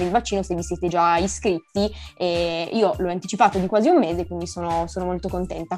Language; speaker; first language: Italian; native; Italian